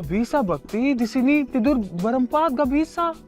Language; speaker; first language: Indonesian; non-native, learner; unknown